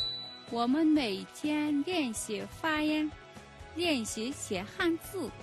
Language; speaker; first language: Chinese; non-native, fluent; Mongolian